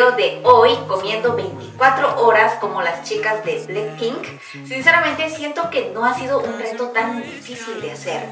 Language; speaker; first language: Spanish; non-native, fluent; Korean